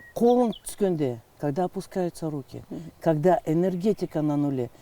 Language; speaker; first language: Russian; non-native, local second language; Kazakh